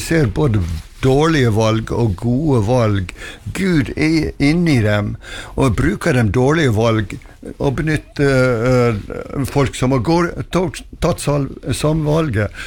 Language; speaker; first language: Norwegian; early bilingual, heritage; Norwegian